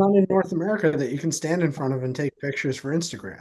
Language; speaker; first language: English; native; English